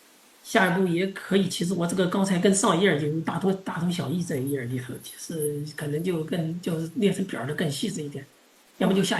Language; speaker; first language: Chinese; non-native, local second language; Indonesian